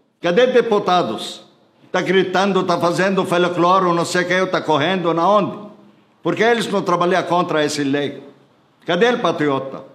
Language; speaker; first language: Portuguese; non-native, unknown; Arabic